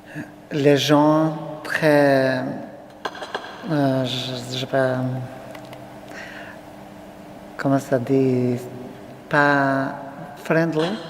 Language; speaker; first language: French; non-native, learner; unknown